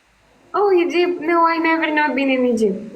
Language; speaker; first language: English; non-native, learner; Russian